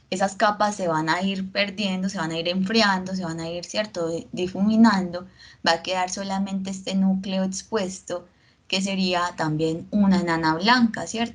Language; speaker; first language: Spanish; native; Spanish